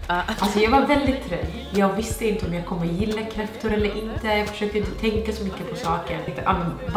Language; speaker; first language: Swedish; non-native, fluent; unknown